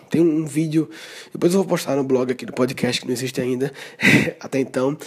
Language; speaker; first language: Portuguese; native; Portuguese